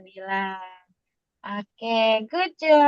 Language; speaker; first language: Indonesian; native; Indonesian